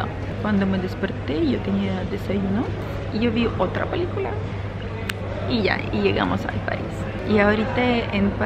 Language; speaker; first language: Spanish; non-native, fluent; Ukrainian